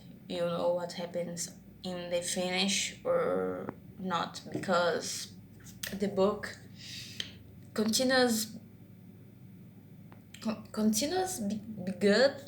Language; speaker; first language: English; non-native, learner; Portuguese